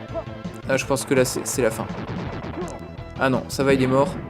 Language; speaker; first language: French; native; French